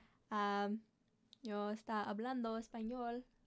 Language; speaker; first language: Spanish; early bilingual, heritage; Spanish